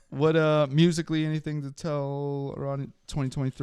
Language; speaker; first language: English; native; English